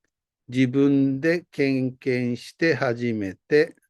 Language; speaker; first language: Japanese; non-native, fluent; Indonesian